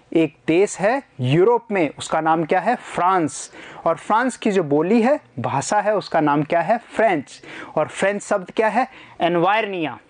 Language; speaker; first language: Hindi; native; Hindi